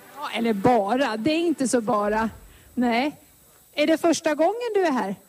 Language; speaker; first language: Swedish; native; Swedish